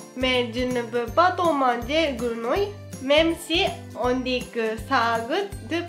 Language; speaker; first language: French; non-native, fluent; Japanese